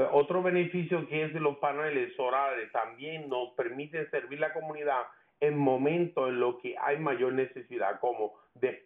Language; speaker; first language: Spanish; early bilingual, heritage; Spanish